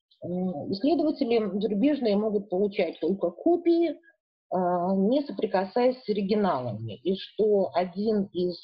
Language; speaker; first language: Russian; native; Russian